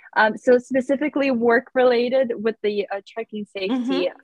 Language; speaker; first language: English; non-native, fluent; Russian